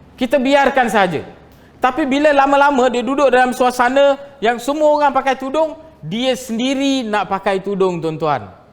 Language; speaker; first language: Malay; non-native, local second language; Tamil